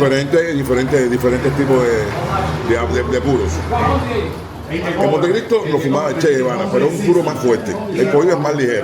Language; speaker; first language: Spanish; native; Spanish